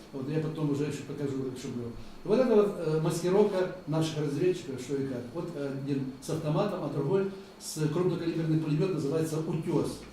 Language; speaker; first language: Russian; native; Russian